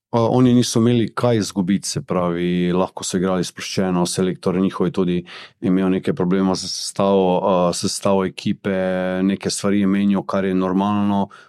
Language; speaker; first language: Slovenian; early bilingual, other home language; Bosnian